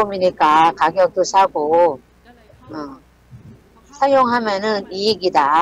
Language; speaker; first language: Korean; non-native, learner; Thai